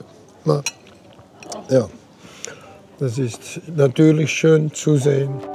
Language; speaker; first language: German; non-native, learner; Dutch